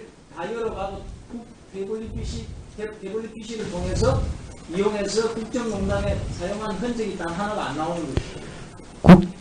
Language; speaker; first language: Korean; native; Korean